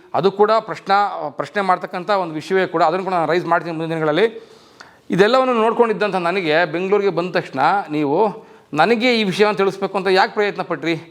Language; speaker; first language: Kannada; native; Kannada